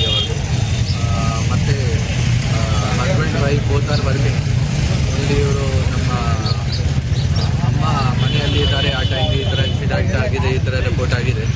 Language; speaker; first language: Kannada; non-native, local second language; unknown